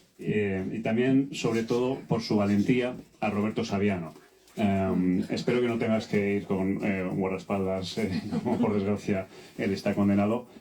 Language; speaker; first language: Spanish; native; Spanish